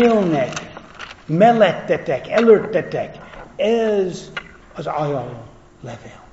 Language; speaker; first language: Hungarian; non-native, fluent; English